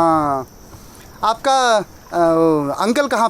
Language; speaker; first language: Hindi; non-native, local second language; Bangla